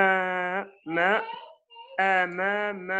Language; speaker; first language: Arabic; non-native, learner; French